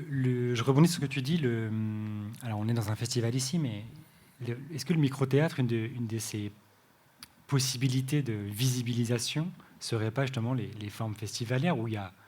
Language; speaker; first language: French; native; French